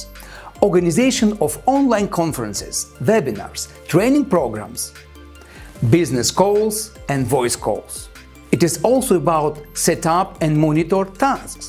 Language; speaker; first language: English; non-native, fluent; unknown